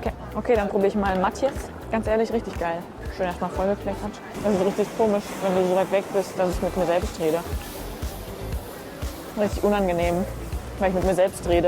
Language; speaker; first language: German; native; German